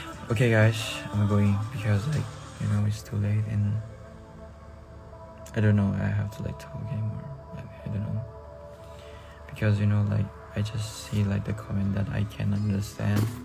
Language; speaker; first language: English; non-native, learner; Thai